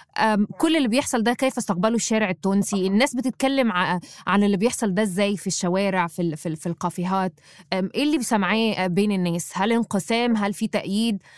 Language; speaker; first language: Arabic; native; Arabic